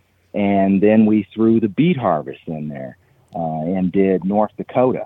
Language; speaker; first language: English; native; English